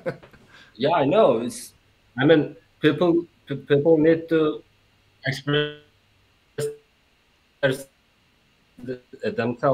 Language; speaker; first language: English; non-native, fluent; Turkish